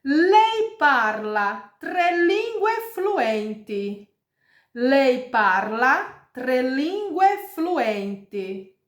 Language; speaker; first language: Italian; non-native, fluent; Portuguese